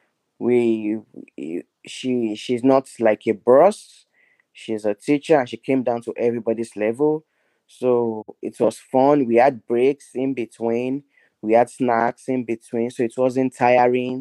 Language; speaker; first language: English; non-native, local second language; Yoruba